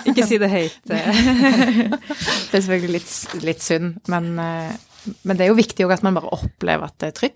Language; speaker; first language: Norwegian; native; Norwegian